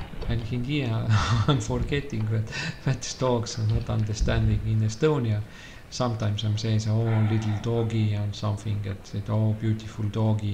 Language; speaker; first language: English; non-native, learner; Estonian